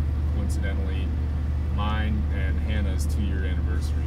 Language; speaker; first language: English; native; English